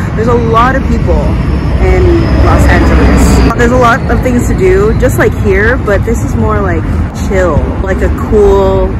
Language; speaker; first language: English; native; English